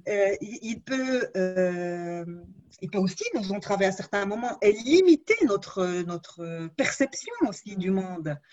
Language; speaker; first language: French; non-native, local second language; Arabic